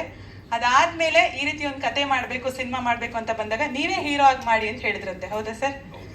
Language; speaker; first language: Kannada; native; Kannada